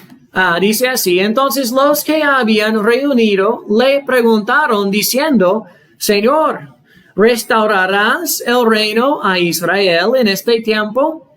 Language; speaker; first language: Spanish; non-native, fluent; English